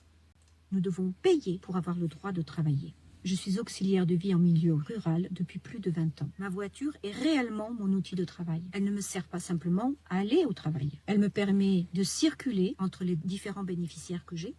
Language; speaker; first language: French; native; French